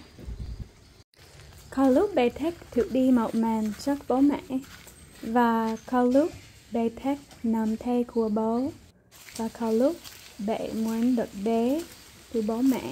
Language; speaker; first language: Vietnamese; non-native, fluent; English